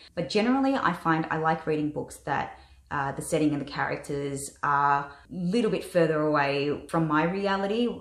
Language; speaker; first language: English; native; English